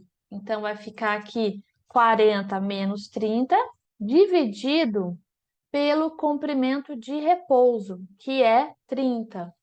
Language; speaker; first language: Portuguese; native; Portuguese